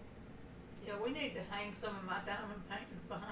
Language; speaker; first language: English; native; English